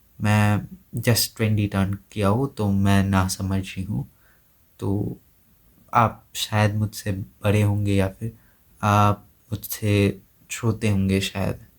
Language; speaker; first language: Hindi; non-native, local second language; Assamese